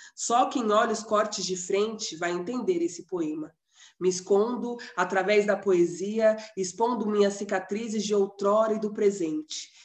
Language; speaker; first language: Portuguese; native; Portuguese